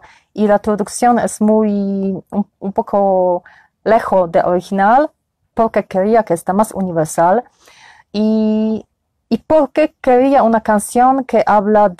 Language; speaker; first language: Spanish; non-native, learner; Polish